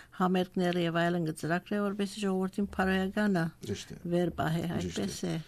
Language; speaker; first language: Armenian; early bilingual, heritage; Armenian